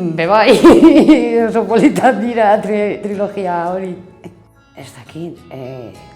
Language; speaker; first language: Basque; non-native, local second language; Spanish